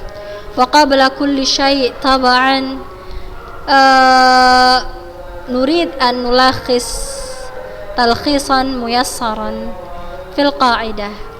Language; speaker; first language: Arabic; non-native, fluent; Indonesian